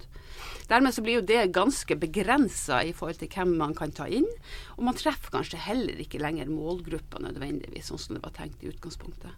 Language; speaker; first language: Norwegian; native; Norwegian